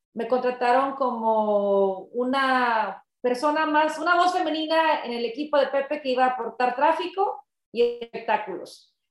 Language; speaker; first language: Spanish; early bilingual, heritage; Spanish